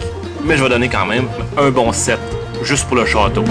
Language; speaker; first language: French; native; French